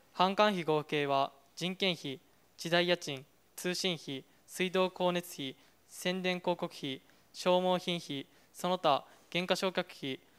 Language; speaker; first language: Japanese; native; Japanese